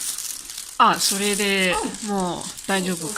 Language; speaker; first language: Japanese; non-native, learner; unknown